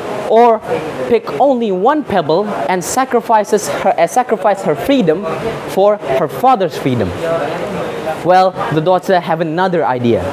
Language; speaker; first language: English; non-native, fluent; Indonesian